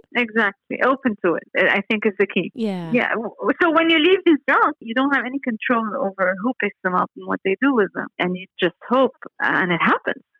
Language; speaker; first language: English; non-native, fluent; Arabic